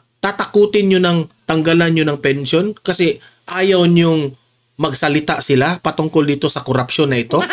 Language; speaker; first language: Filipino; non-native, local second language; Cebuano